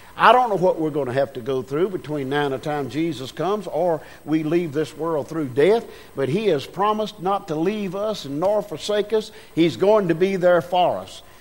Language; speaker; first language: English; native; English